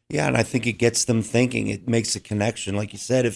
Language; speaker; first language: English; native; English